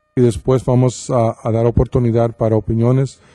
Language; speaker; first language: Spanish; early bilingual, heritage; Spanish